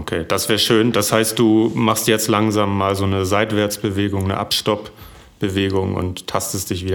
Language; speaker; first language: German; native; German